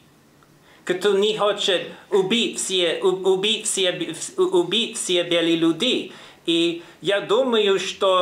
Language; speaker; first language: Russian; non-native, learner; English